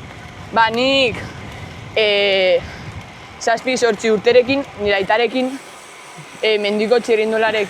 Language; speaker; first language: Basque; non-native, local second language; Spanish